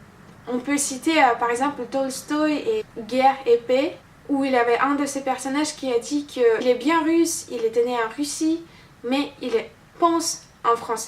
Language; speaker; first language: French; non-native, fluent; Russian